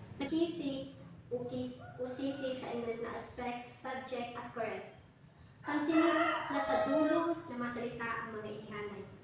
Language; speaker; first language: Filipino; non-native, local second language; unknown